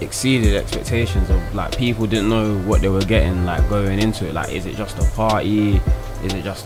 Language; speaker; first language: English; native; English